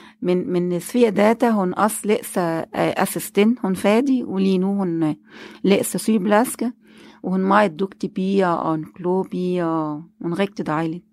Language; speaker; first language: Danish; non-native, learner; Arabic